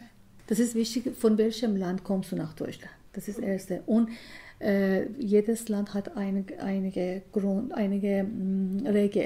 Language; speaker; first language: German; non-native, learner; Persian